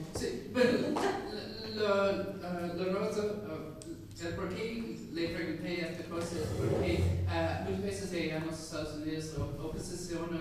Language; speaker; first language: Spanish; non-native, fluent; English